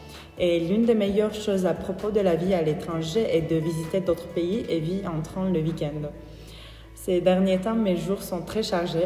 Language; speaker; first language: French; non-native, fluent; Turkish